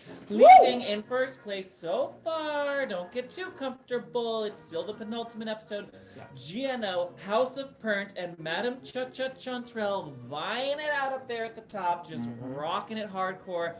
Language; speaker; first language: English; native; English